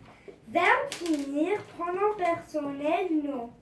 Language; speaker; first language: French; non-native, learner; Arabic